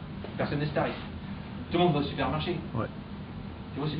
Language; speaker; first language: French; native; French